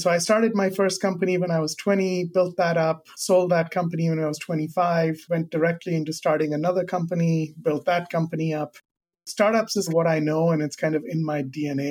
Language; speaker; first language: English; non-native, local second language; Hindi